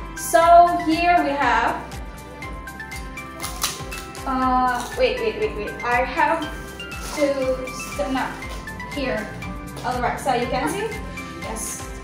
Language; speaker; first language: English; non-native, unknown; Indonesian